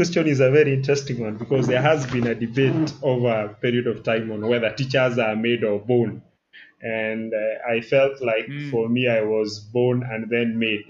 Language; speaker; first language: English; non-native, local second language; Kikuyu